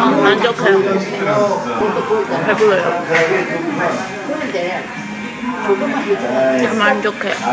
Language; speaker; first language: Korean; non-native, learner; Chinese